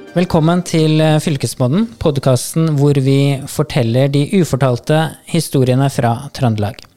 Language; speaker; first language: Norwegian; native; Norwegian